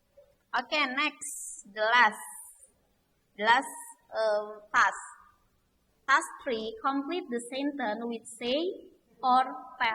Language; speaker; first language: English; non-native, learner; Indonesian